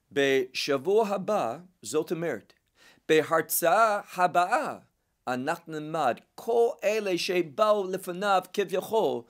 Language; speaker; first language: Hebrew; non-native, fluent; English